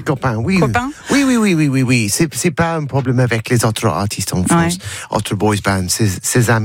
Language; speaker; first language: French; non-native, learner; English